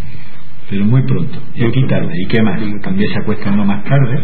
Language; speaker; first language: Spanish; native; Spanish